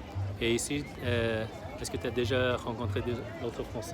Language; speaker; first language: French; non-native, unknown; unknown